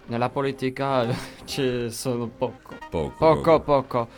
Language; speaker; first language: Italian; non-native, learner; French